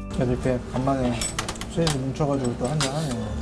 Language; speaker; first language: Korean; native; Korean